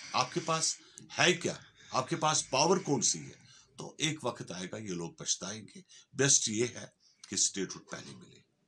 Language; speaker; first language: Hindi; non-native, local second language; Kashmiri